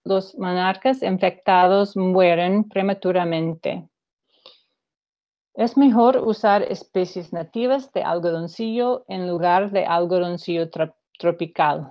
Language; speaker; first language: Spanish; non-native, fluent; English